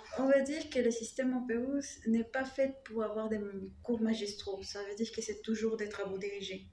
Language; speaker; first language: French; non-native, fluent; Spanish